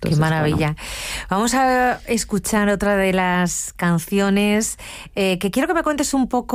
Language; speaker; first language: Spanish; native; Spanish